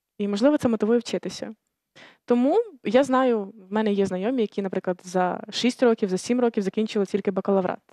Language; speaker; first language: Ukrainian; native; Ukrainian